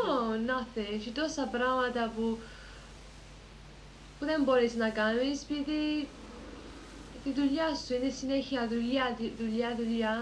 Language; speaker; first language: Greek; early bilingual, heritage; Greek